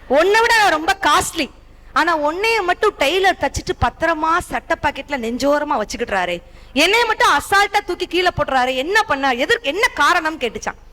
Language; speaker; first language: Tamil; native; Tamil